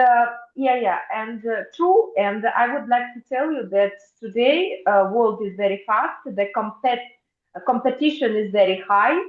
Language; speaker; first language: English; non-native, fluent; Russian